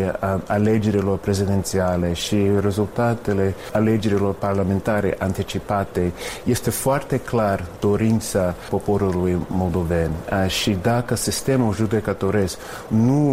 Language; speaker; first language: Romanian; non-native, fluent; English